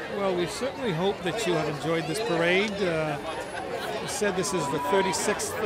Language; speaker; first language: English; early bilingual, other home language; French